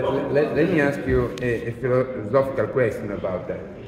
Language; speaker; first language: English; non-native, fluent; Italian